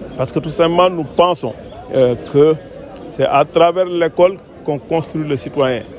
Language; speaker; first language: French; non-native, local second language; Wolof